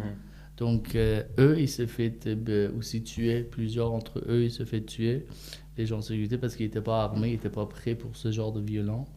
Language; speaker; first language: French; non-native, fluent; Persian